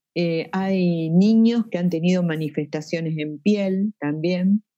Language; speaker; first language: Spanish; native; Spanish